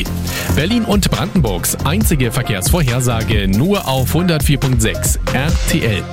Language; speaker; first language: German; native; German